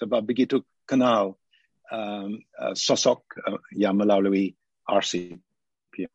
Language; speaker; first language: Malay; non-native, fluent; English